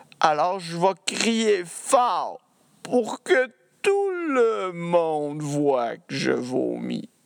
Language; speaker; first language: French; native; French